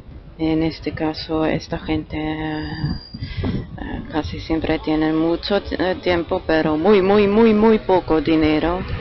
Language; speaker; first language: Spanish; non-native, learner; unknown